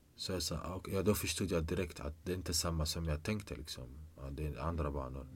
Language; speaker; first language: Swedish; non-native, fluent; Arabic